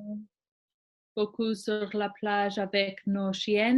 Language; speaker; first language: French; non-native, learner; English